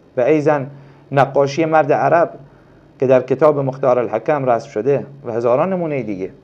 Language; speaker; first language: Persian; non-native, local second language; Arabic